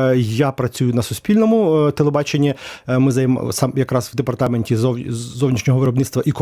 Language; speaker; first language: Ukrainian; native; Ukrainian